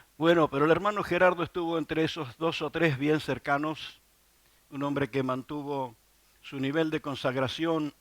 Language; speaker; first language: Spanish; native; Spanish